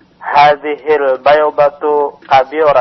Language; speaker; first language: Arabic; non-native, learner; Indonesian